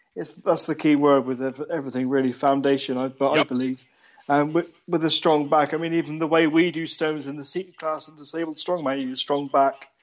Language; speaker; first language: English; native; English